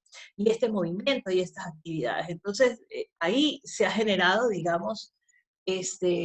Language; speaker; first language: Spanish; native; Spanish